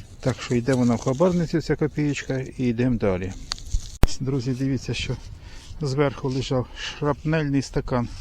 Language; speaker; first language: Ukrainian; native; Ukrainian